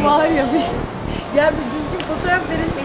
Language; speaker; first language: Turkish; native; Turkish